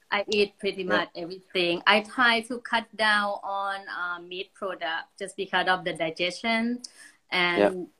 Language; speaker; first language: English; non-native, fluent; Thai